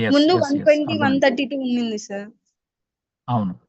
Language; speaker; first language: Telugu; native; Telugu